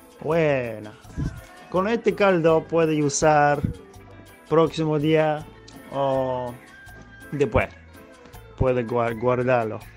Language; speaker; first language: Spanish; non-native, learner; Japanese